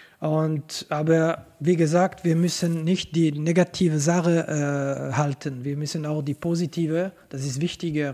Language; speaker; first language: German; non-native, local second language; French